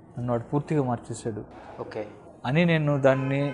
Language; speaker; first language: Telugu; native; Telugu